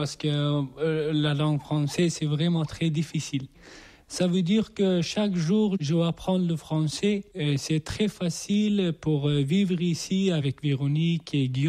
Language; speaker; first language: French; non-native, learner; Persian